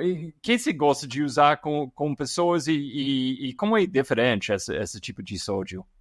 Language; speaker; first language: Portuguese; non-native, fluent; English